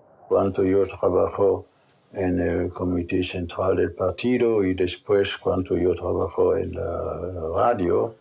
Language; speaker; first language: Spanish; non-native, fluent; German